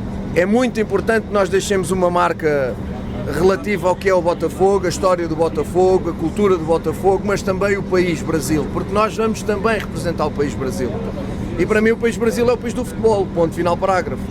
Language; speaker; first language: Portuguese; native; Portuguese